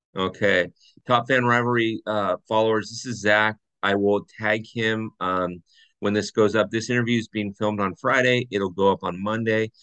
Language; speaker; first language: English; native; English